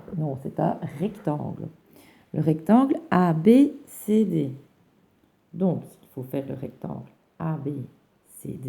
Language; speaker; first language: French; native; French